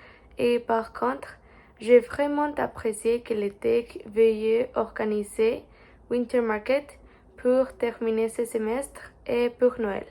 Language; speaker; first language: French; non-native, learner; Spanish